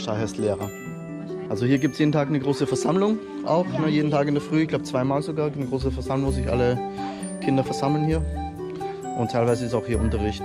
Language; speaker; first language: German; native; German